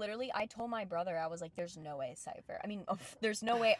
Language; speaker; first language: English; native; English